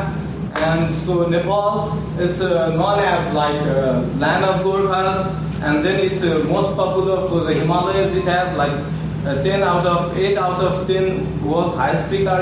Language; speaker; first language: English; non-native, local second language; Nepali